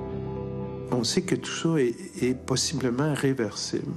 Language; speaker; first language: French; native; French